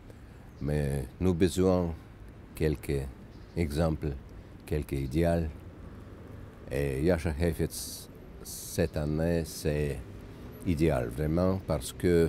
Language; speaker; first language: French; non-native, learner; Russian